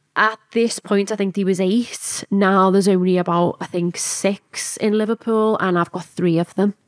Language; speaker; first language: English; native; English